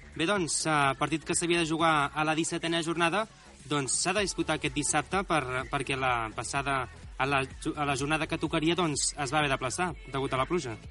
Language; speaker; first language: Catalan; native; Catalan